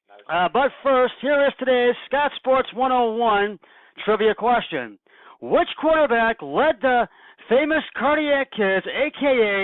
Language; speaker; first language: English; native; English